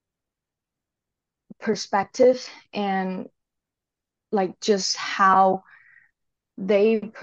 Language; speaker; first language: English; non-native, local second language; Cantonese